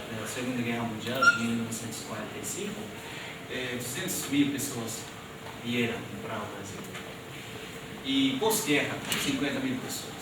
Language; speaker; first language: Portuguese; non-native, fluent; Japanese